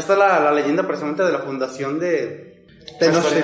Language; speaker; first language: Spanish; native; Spanish